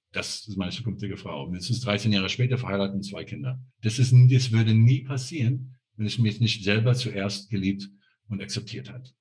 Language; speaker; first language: German; non-native, fluent; English